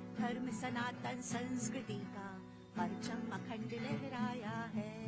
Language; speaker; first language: Hindi; native; Hindi